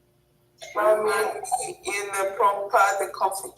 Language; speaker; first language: French; non-native, learner; English